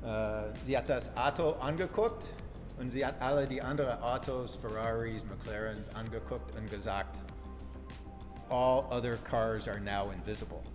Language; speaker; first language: German; non-native, fluent; English